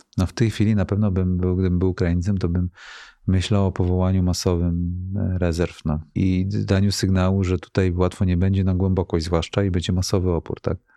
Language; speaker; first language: Polish; native; Polish